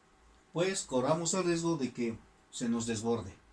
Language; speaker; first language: Spanish; native; Spanish